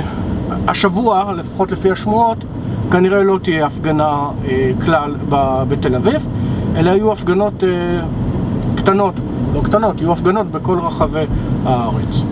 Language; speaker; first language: Hebrew; native; Hebrew